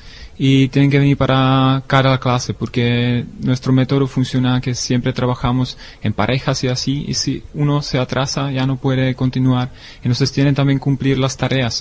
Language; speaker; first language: Spanish; non-native, learner; Czech